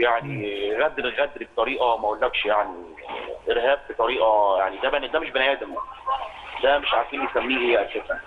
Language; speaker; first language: Arabic; native; Arabic